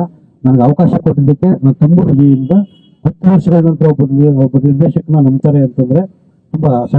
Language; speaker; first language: Kannada; native; Kannada